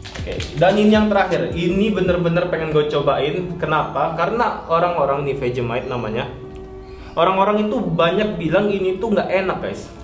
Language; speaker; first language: Indonesian; native; Indonesian